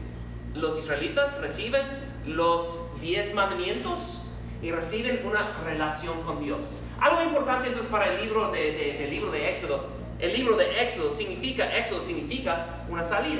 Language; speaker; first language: Spanish; non-native, fluent; English